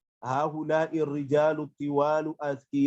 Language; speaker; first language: Arabic; non-native, fluent; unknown